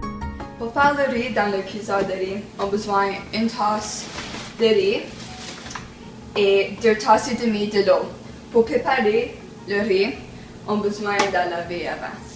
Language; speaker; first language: French; non-native, fluent; English